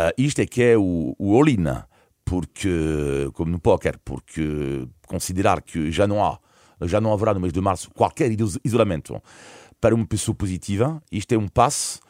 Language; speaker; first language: Portuguese; non-native, fluent; French